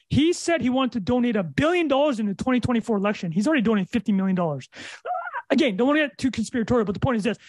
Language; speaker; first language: English; native; English